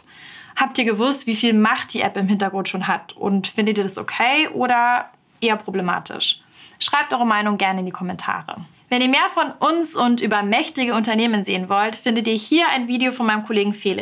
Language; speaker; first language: German; native; German